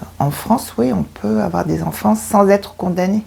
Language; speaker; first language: French; early bilingual, other home language; Korean